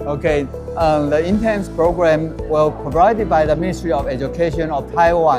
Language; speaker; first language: English; non-native, learner; Chinese